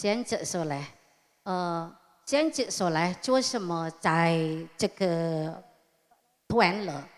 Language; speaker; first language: Chinese; non-native, learner; Indonesian